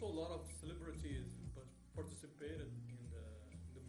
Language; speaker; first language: English; non-native, fluent; Arabic